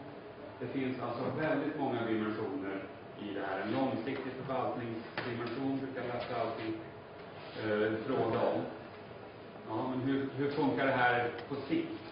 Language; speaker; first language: Swedish; native; Swedish